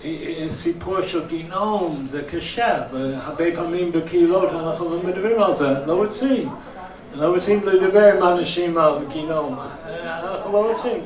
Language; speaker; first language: Hebrew; non-native, fluent; English